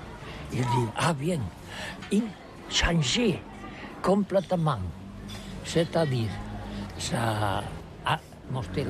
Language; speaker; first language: French; non-native, learner; Catalan